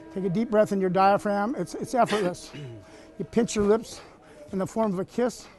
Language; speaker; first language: English; native; English